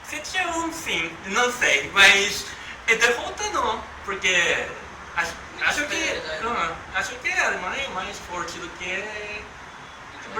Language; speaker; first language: Portuguese; non-native, learner; Japanese